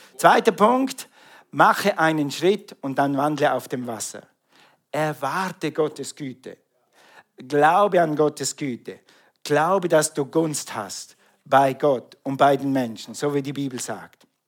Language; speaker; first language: German; native; German